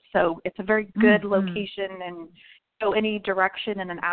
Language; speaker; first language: English; native; English